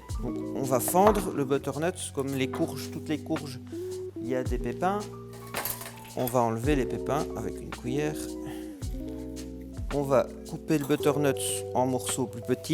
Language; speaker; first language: French; native; French